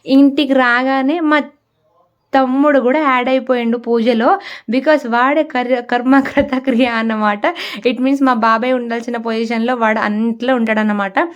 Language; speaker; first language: Telugu; non-native, local second language; Lambadi